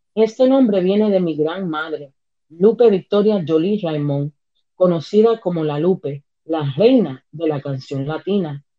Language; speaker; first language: Spanish; early bilingual, heritage; Spanish